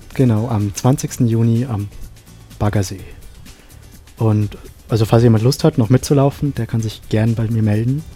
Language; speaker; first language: German; non-native, fluent; Sinhala